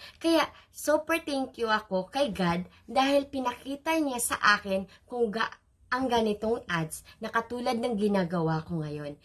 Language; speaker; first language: Filipino; non-native, local second language; Cebuano